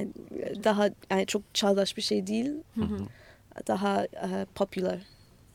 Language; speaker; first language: Turkish; non-native, fluent; English